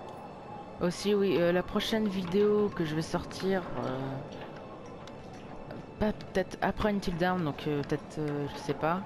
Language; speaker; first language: French; native; French